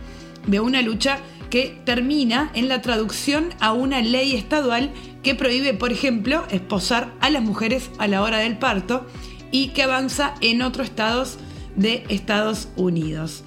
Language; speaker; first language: Spanish; native; Spanish